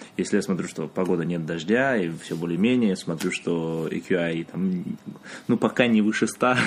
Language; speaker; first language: Russian; native; Russian